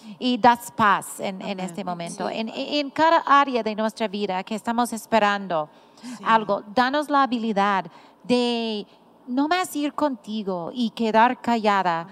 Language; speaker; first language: Spanish; non-native, fluent; English